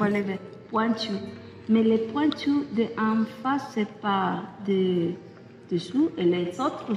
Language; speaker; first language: French; non-native, learner; Spanish